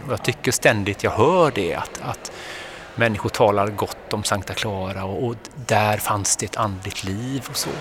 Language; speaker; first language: Swedish; native; Swedish